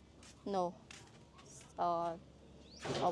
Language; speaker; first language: English; non-native, learner; Khmer